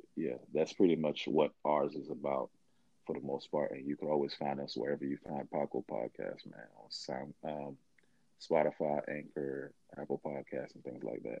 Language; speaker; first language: English; early bilingual, other home language; Haitian Creole